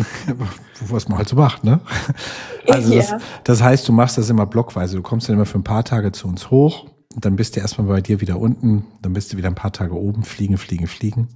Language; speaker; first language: German; native; German